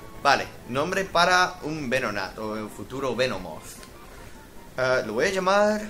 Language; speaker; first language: Spanish; native; Spanish